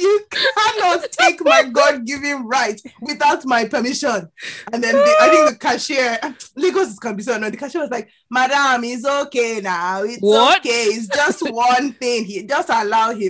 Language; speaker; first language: English; non-native, local second language; Igbo